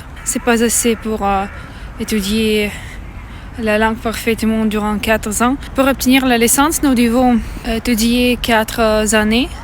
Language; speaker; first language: French; non-native, learner; Russian